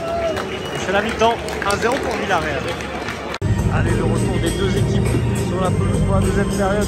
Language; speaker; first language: French; native; French